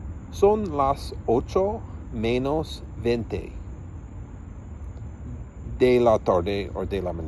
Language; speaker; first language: Spanish; non-native, learner; English